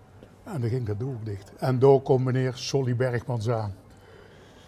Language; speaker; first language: Dutch; native; Dutch